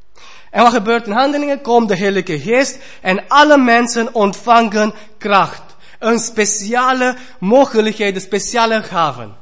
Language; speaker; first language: Dutch; non-native, fluent; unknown